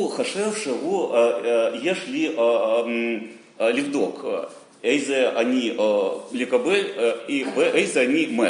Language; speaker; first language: Hebrew; non-native, learner; Russian